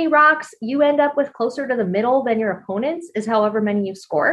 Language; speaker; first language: English; native; English